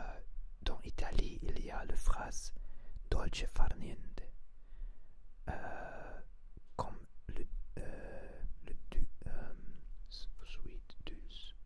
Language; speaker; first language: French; non-native, learner; Spanish